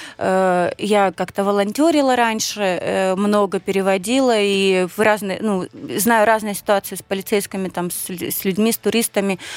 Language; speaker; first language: Russian; native; Russian